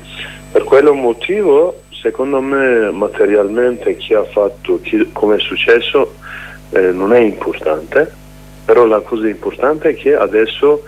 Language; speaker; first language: Italian; non-native, learner; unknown